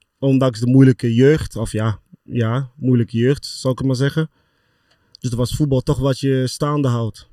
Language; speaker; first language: Dutch; early bilingual, other home language; Lingala